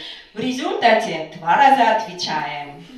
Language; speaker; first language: Russian; non-native, fluent; Korean